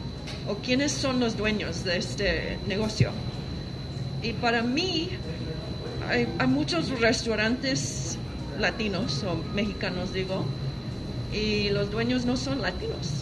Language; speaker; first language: Spanish; non-native, fluent; English